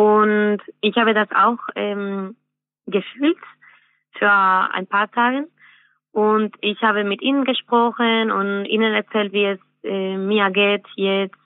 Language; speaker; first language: German; non-native, fluent; Spanish